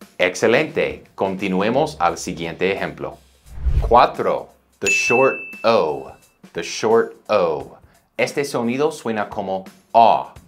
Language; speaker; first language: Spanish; non-native, fluent; English